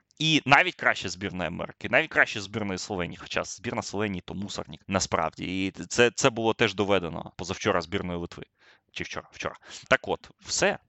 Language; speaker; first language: Ukrainian; native; Ukrainian